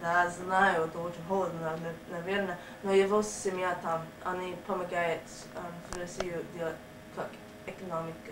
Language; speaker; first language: Russian; non-native, learner; English